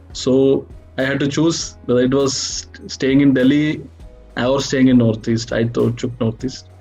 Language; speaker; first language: English; non-native, local second language; Malayalam